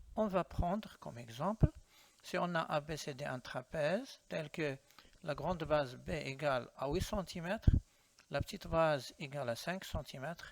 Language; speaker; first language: French; non-native, local second language; Arabic